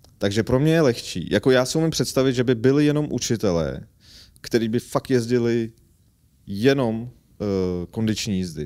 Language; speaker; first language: Czech; non-native, fluent; Armenian